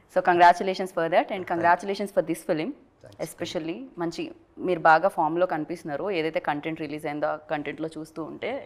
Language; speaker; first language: Telugu; native; Telugu